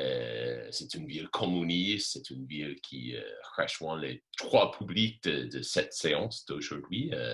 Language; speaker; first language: French; non-native, fluent; English